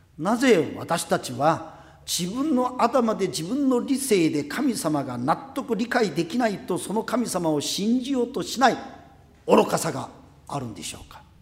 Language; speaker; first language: Japanese; non-native, fluent; Korean